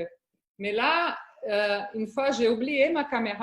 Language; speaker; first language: French; non-native, fluent; Portuguese